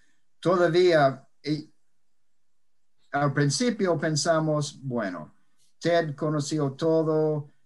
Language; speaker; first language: Spanish; non-native, fluent; English